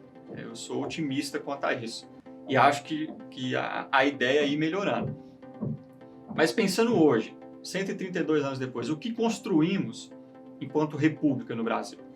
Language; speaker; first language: Portuguese; native; Portuguese